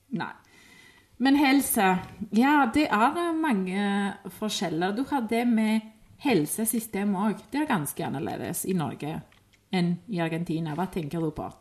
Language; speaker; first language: Norwegian; non-native, fluent; Spanish